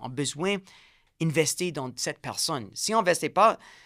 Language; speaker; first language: French; non-native, learner; English